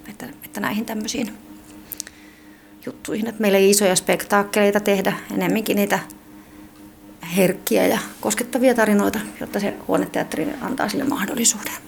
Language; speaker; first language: Finnish; native; Finnish